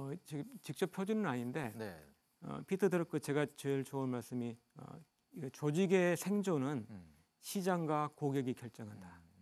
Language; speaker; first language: Korean; native; Korean